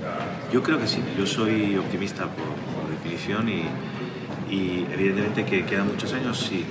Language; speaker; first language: Spanish; native; Spanish